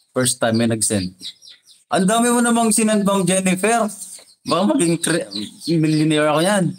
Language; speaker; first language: Filipino; non-native, local second language; Iloko